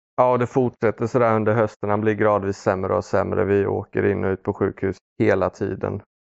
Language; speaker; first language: Swedish; early bilingual, other home language; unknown